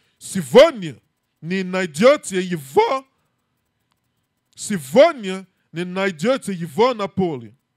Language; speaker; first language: Russian; non-native, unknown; English